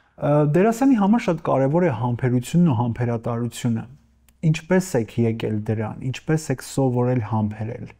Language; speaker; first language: Armenian; native; Armenian